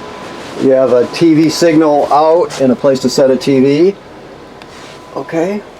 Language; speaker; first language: English; native; English